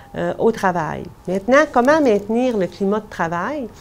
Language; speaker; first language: French; native; French